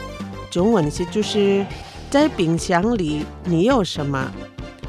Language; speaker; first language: Chinese; non-native, fluent; Indonesian